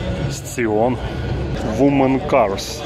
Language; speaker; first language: English; non-native, learner; Russian